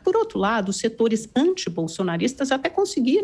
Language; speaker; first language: Portuguese; native; Portuguese